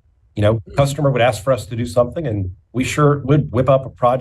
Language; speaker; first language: English; native; English